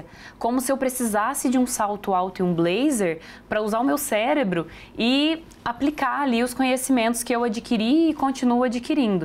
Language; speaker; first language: Portuguese; native; Portuguese